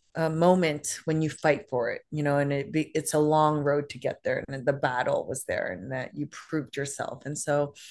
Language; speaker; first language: English; native; English